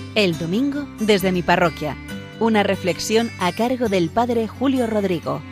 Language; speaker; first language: Spanish; non-native, fluent; French